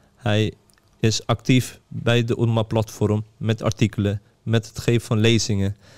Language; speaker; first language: Dutch; early bilingual, other home language; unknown